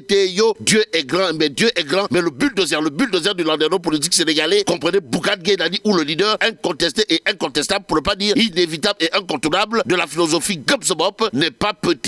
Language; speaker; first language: French; non-native, local second language; Wolof